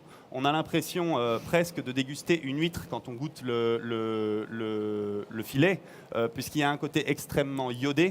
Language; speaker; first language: French; native; French